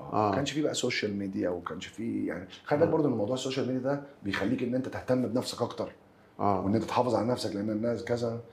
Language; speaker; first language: Arabic; native; Arabic